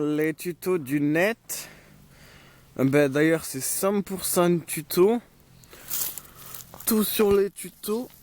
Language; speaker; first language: French; native; French